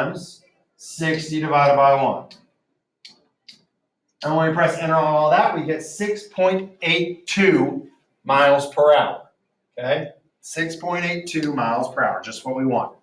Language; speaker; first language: English; native; English